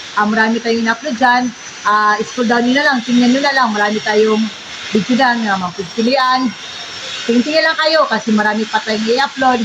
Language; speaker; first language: Filipino; non-native, local second language; Cebuano